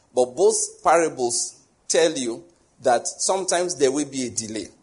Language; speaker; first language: English; non-native, local second language; Yoruba